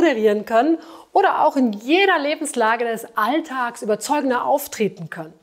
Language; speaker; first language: German; native; German